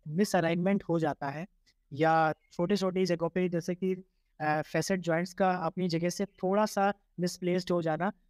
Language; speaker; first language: Hindi; native; Hindi